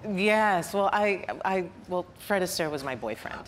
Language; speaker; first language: English; native; English